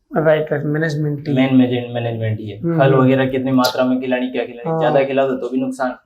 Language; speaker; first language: Hindi; native; Hindi